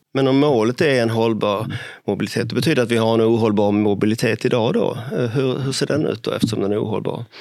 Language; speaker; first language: Swedish; native; Swedish